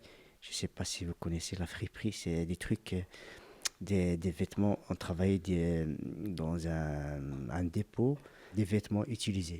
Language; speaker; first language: French; non-native, fluent; Arabic